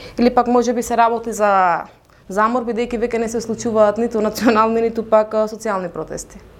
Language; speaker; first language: Macedonian; non-native, local second language; Albanian